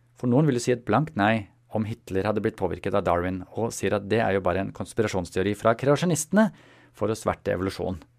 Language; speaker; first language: Norwegian; non-native, fluent; German